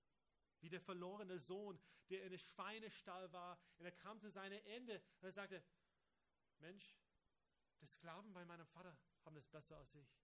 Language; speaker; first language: German; non-native, fluent; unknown